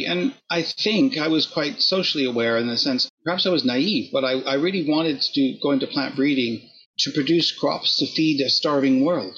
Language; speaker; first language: English; native; English